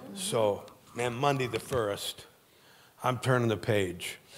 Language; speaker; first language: English; native; English